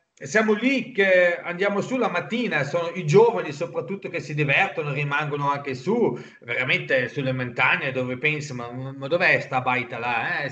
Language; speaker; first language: Italian; non-native, local second language; German